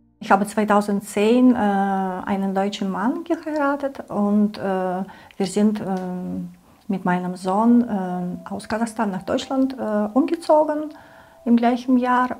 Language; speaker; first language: German; non-native, learner; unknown